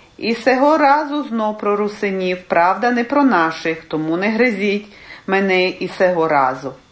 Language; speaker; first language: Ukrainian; early bilingual, heritage; Ukrainian